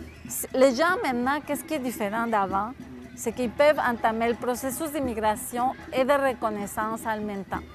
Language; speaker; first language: French; non-native, fluent; Spanish